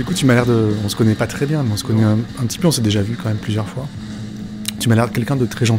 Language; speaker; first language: French; native; French